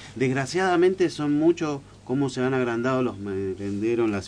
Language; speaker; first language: Spanish; native; Spanish